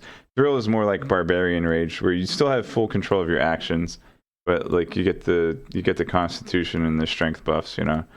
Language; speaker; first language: English; native; English